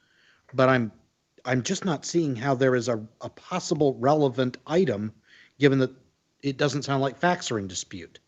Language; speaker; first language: English; native; English